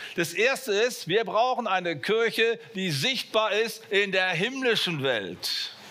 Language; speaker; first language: German; native; German